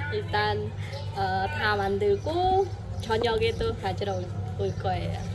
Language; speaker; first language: Korean; non-native, fluent; Khmer